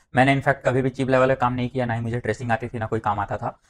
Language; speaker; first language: Hindi; native; Hindi